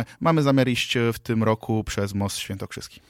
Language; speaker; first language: Polish; native; Polish